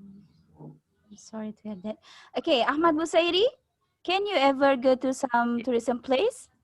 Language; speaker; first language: English; non-native, learner; Indonesian